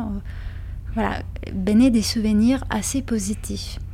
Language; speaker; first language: French; non-native, fluent; Lithuanian